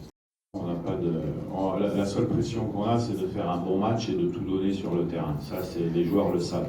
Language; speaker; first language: French; native; French